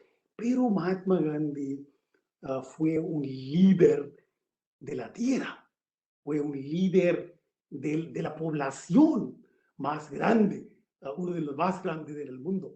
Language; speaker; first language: Spanish; non-native, fluent; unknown